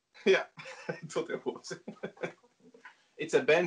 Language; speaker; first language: English; non-native, learner; Italian